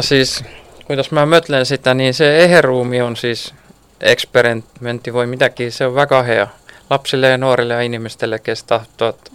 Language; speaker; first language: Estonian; non-native, learner; Finnish